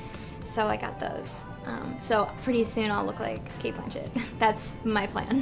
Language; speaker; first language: English; native; English